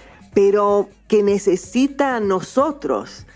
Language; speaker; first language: Spanish; non-native, fluent; English